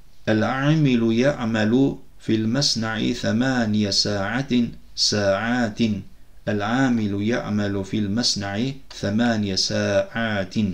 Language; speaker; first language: Arabic; non-native, fluent; Turkish